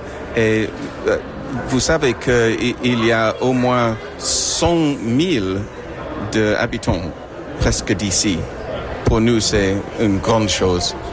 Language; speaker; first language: French; non-native, fluent; English